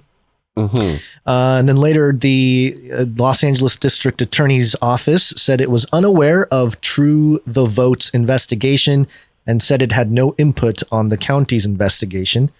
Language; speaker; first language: English; native; English